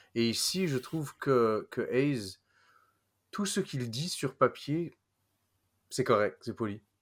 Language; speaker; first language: French; non-native, fluent; English